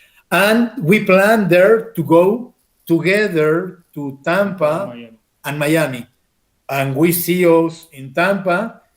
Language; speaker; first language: English; non-native, fluent; Spanish